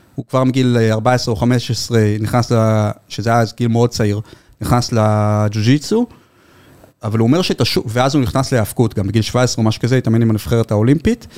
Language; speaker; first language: Hebrew; native; Hebrew